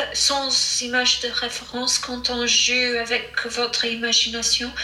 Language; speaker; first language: French; non-native, fluent; English